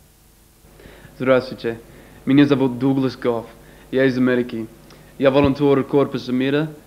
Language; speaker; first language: Russian; non-native, learner; English